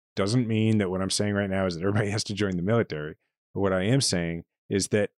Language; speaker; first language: English; native; English